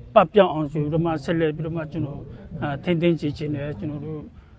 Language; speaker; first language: Burmese; non-native, local second language; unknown